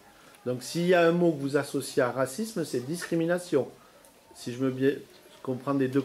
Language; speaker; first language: French; native; French